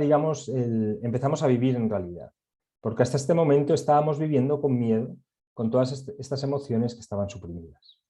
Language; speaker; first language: Spanish; native; Spanish